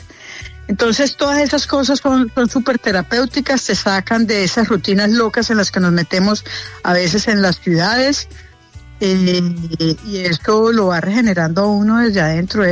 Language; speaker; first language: Spanish; native; Spanish